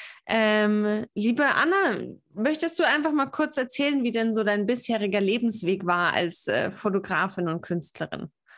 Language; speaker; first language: German; native; German